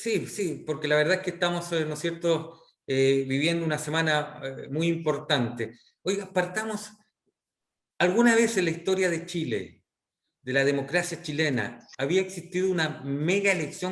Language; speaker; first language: Spanish; native; Spanish